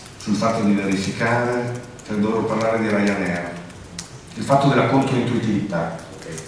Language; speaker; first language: Italian; early bilingual, heritage; Italian